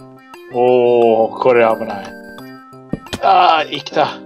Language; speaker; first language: Japanese; non-native, fluent; English